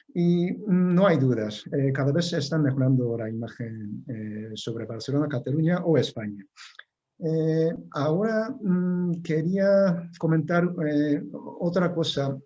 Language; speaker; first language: Spanish; non-native, fluent; Japanese